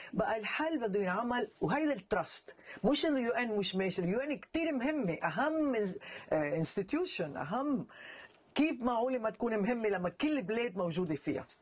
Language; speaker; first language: Arabic; early bilingual, heritage; Arabic